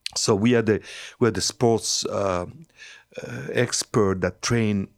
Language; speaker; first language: English; non-native, fluent; French